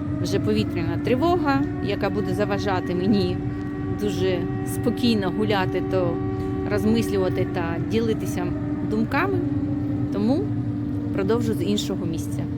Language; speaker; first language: Ukrainian; non-native, local second language; Russian